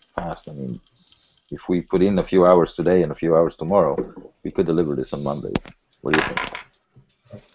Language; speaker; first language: English; early bilingual, other home language; Polish